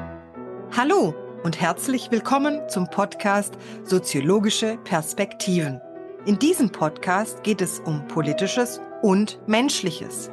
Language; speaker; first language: German; native; German